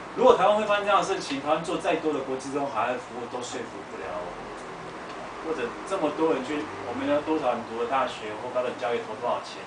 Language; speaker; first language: Chinese; native; Chinese